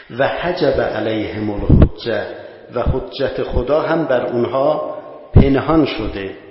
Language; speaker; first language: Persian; non-native, local second language; Azerbaijani